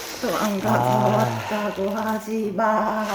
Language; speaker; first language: Korean; native; Korean